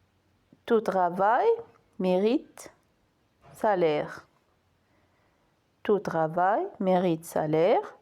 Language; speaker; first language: French; non-native, local second language; Arabic